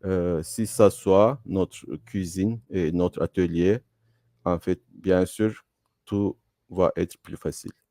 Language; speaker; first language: French; non-native, fluent; Turkish